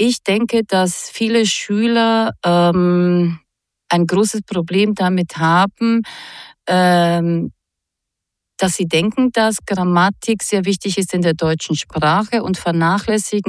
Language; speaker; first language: German; non-native, fluent; Croatian